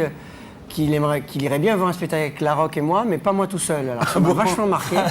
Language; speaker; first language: French; native; French